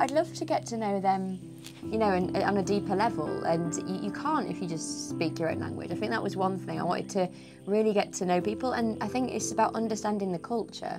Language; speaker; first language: English; native; English